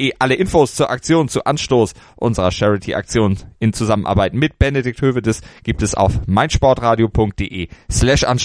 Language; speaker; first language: German; native; German